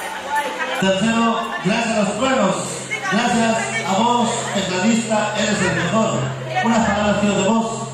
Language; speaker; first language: Spanish; native; Spanish